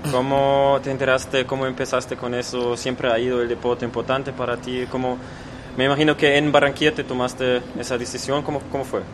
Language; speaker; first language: Spanish; non-native, fluent; German